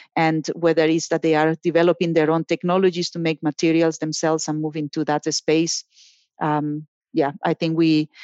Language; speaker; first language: English; non-native, fluent; Spanish